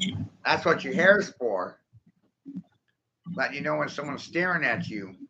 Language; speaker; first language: English; native; English